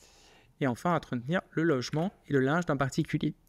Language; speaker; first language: French; native; French